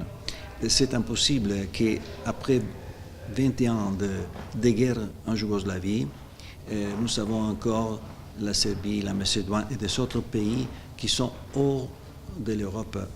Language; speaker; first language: French; non-native, fluent; Italian